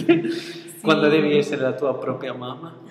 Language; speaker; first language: Italian; non-native, fluent; Spanish